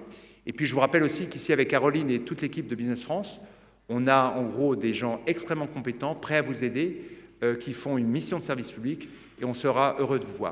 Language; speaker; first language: French; native; French